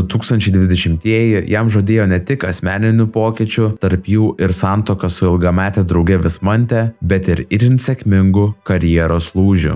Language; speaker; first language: Lithuanian; native; Lithuanian